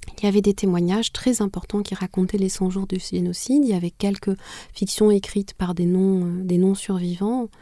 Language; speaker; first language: French; non-native, local second language; Kinyarwanda